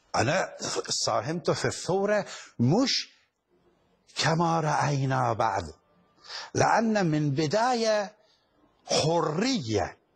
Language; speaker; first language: Arabic; non-native, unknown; Persian